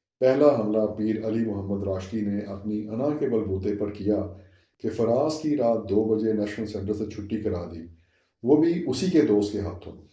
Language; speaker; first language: Urdu; non-native, local second language; Saraiki